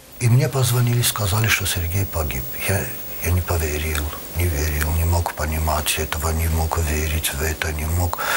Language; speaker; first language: Russian; non-native, local second language; Armenian